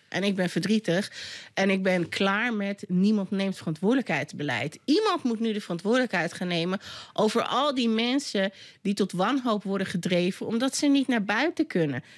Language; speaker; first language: Dutch; native; Dutch